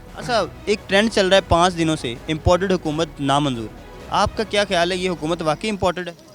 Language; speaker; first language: Urdu; native; Urdu